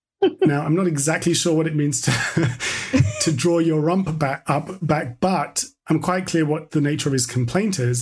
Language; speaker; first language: English; native; English